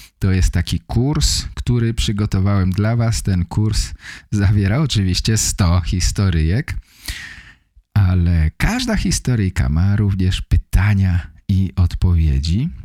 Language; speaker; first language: Polish; native; Polish